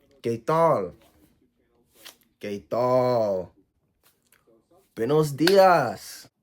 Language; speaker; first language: Spanish; non-native, learner; English